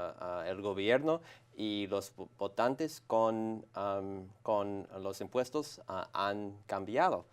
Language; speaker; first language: Spanish; non-native, learner; English